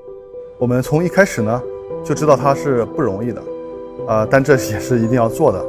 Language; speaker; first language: Chinese; native; Chinese